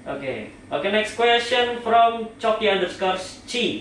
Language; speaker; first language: English; non-native, learner; Indonesian